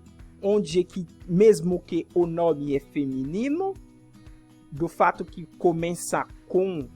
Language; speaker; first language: Portuguese; non-native, fluent; French